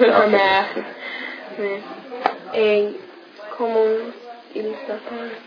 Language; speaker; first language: French; non-native, learner; English